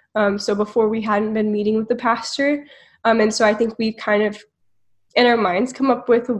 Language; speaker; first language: English; native; English